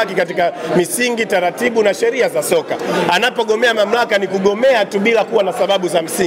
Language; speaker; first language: Swahili; native; Swahili